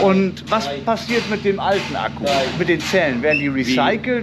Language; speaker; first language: German; native; German